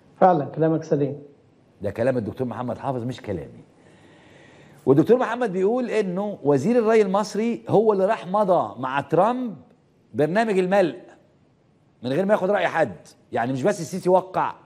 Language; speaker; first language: Arabic; native; Arabic